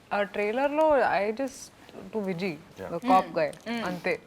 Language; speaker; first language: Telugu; non-native, fluent; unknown